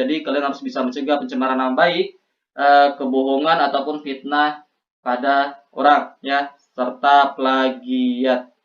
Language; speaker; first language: Indonesian; native; Indonesian